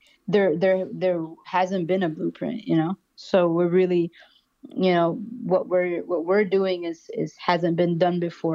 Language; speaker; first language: English; native; English